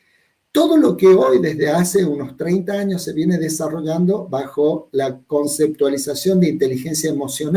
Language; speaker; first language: Spanish; native; Spanish